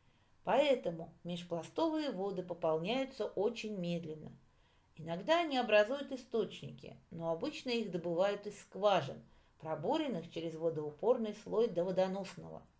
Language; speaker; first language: Russian; native; Russian